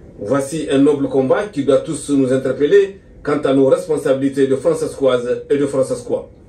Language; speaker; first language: French; native; French